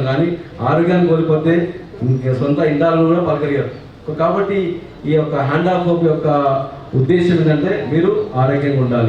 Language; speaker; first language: Telugu; native; Telugu